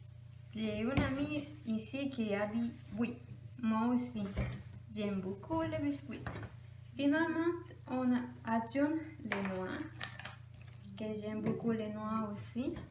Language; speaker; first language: French; non-native, learner; Spanish